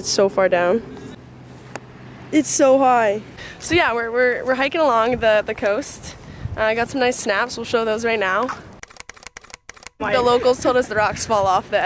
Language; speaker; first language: English; native; English